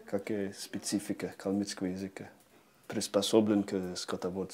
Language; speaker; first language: Russian; non-native, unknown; English